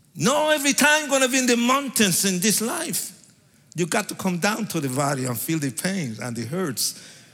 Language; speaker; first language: English; non-native, fluent; Spanish